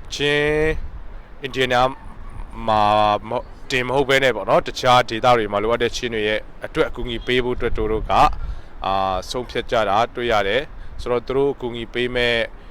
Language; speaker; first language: Burmese; non-native, local second language; Hakha Chin